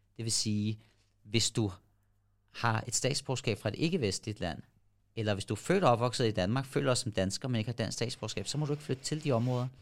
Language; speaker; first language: Danish; early bilingual, other home language; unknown